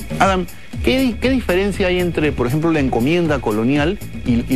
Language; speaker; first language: Spanish; native; Spanish